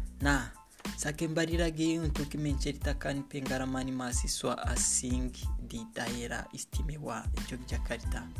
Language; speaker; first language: Indonesian; non-native, learner; Kinyarwanda